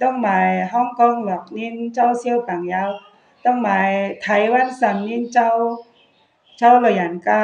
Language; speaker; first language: Cantonese; non-native, learner; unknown